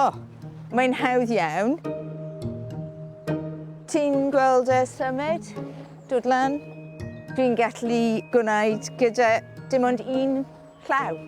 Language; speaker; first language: Welsh; non-native, learner; English